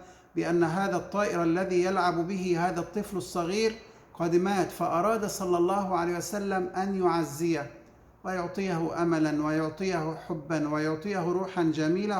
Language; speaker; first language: Arabic; native; Arabic